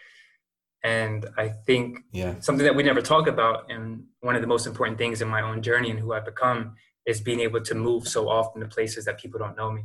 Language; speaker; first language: English; native; English